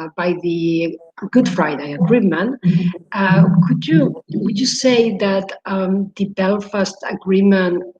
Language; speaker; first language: English; non-native, fluent; Catalan